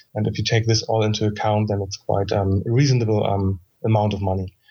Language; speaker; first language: English; non-native, fluent; German